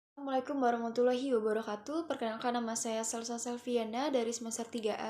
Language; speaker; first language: Indonesian; native; Indonesian